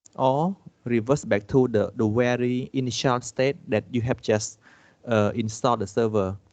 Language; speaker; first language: English; non-native, fluent; Khmer